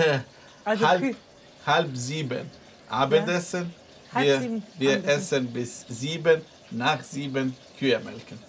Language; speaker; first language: German; non-native, fluent; Serbian